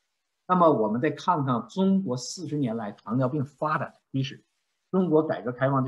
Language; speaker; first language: Chinese; native; Chinese